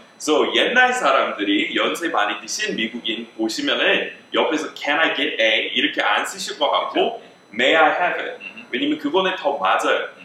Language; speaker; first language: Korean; native; Korean